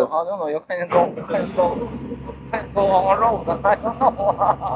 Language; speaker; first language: English; non-native, learner; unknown